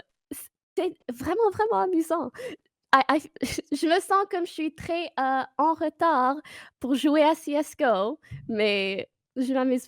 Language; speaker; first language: French; non-native, fluent; English